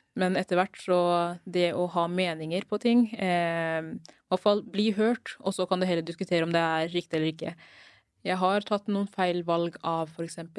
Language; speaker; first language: Norwegian; early bilingual, other home language; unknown